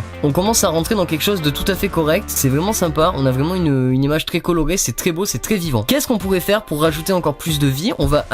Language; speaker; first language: French; native; French